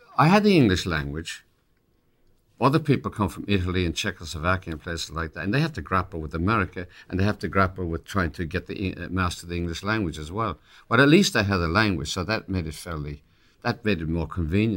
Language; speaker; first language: English; native; English